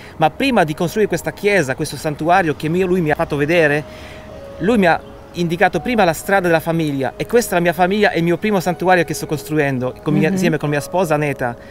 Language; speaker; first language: Italian; non-native, fluent; Polish